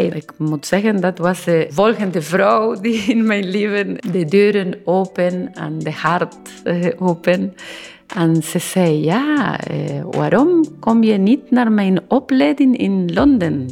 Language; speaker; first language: Dutch; non-native, learner; Spanish